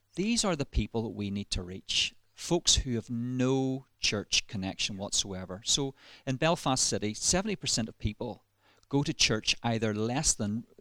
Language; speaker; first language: English; native; English